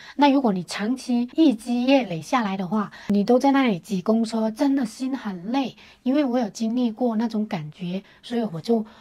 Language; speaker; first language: Chinese; native; Chinese